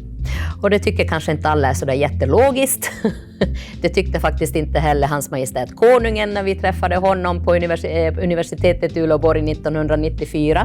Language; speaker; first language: Swedish; early bilingual, other home language; Finnish